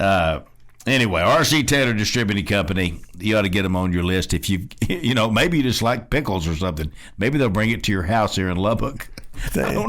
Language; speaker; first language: English; native; English